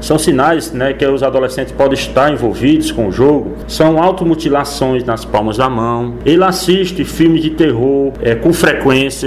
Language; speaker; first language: Portuguese; native; Portuguese